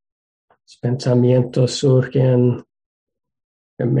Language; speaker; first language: Spanish; non-native, fluent; English